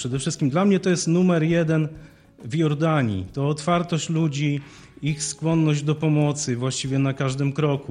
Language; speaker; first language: Polish; native; Polish